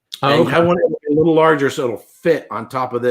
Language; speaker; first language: English; native; English